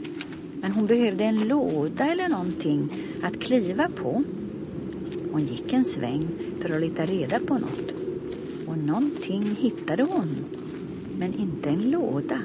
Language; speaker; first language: Swedish; native; Swedish